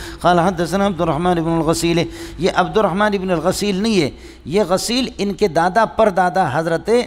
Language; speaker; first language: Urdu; non-native, local second language; Baluchi